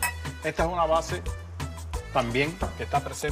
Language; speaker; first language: Spanish; native; Spanish